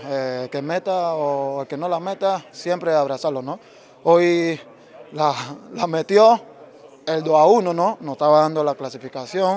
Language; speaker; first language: Spanish; native; Spanish